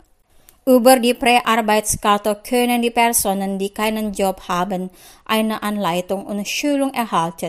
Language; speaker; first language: German; non-native, fluent; Indonesian